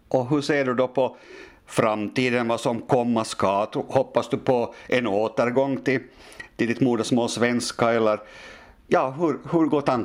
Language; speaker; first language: Swedish; native; Swedish